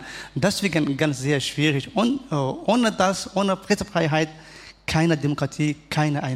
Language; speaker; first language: German; non-native, learner; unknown